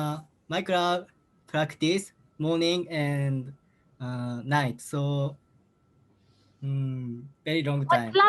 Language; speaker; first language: English; non-native, learner; Japanese